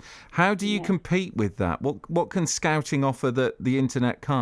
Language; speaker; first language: English; native; English